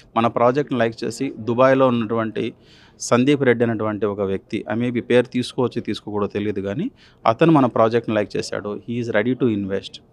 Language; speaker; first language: Telugu; native; Telugu